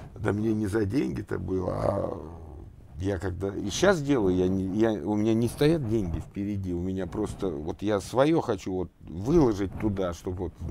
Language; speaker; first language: Russian; native; Russian